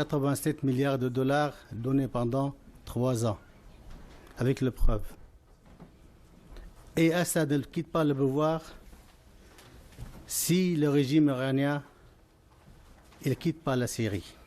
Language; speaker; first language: French; non-native, fluent; Arabic